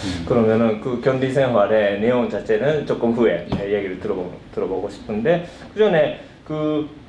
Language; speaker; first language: Korean; early bilingual, heritage; Korean